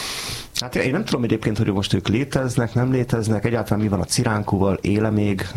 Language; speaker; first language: Hungarian; native; Hungarian